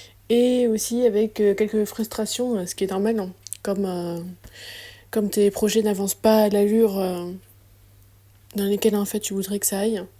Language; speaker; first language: French; native; French